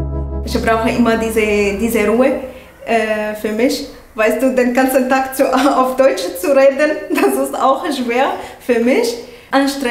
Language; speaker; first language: German; non-native, learner; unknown